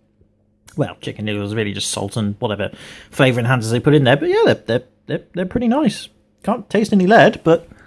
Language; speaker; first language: English; native; English